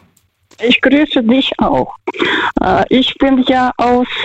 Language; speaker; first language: German; early bilingual, heritage; Russian